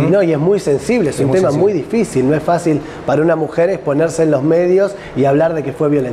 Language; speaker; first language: Spanish; native; Spanish